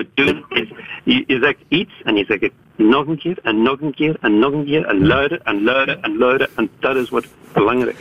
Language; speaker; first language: Dutch; non-native, fluent; English